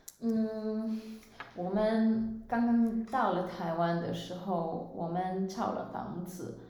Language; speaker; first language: Chinese; non-native, fluent; Swiss German